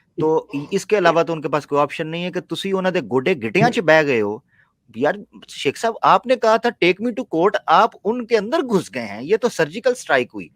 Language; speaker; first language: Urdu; non-native, local second language; Punjabi